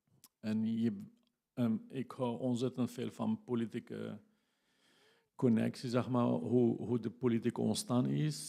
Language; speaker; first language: Dutch; non-native, fluent; Kurdish